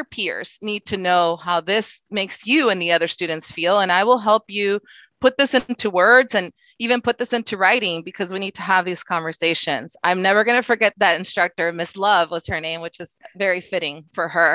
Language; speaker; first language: English; non-native, fluent; Spanish